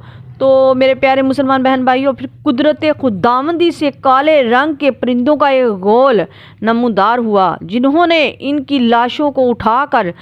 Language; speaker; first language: Urdu; native; Urdu